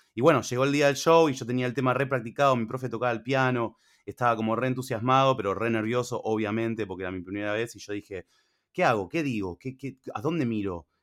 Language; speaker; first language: Spanish; early bilingual, other home language; English